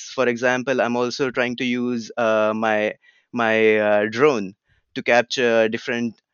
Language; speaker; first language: English; non-native, local second language; Marathi